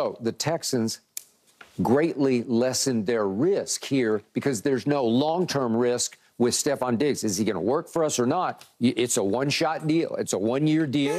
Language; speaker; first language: English; native; English